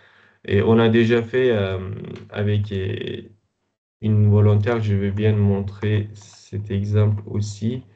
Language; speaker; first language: French; non-native, fluent; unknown